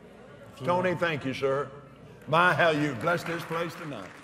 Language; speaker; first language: English; native; English